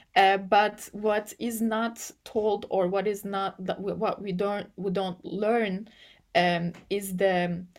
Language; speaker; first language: English; non-native, fluent; Turkish